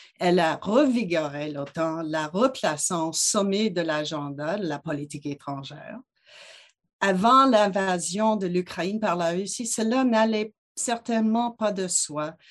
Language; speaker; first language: French; non-native, local second language; English